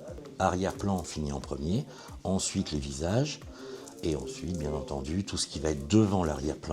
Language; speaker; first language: French; native; French